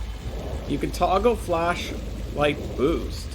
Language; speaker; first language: English; native; English